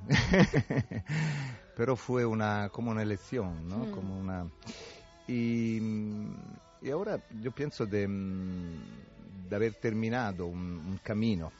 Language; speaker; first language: Spanish; non-native, fluent; Italian